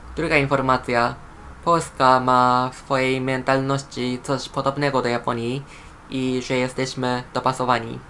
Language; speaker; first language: Polish; non-native, fluent; Japanese